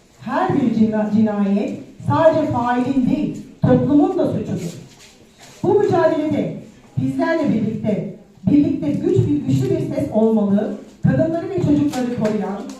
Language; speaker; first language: Turkish; native; Turkish